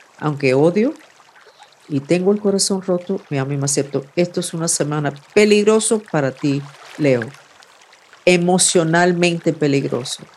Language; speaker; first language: Spanish; non-native, fluent; English